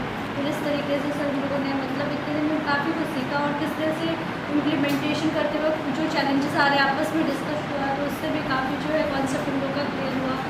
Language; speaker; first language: Hindi; native; Hindi